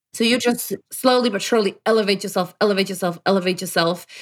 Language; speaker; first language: English; non-native, fluent; Polish